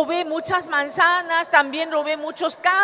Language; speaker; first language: Spanish; native; Spanish